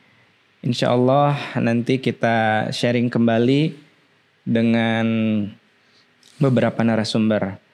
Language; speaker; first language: Indonesian; non-native, local second language; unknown